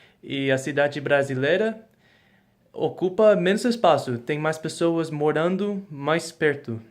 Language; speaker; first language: Portuguese; non-native, fluent; English